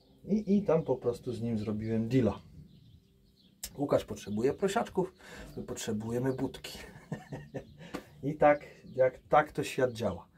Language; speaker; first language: Polish; native; Polish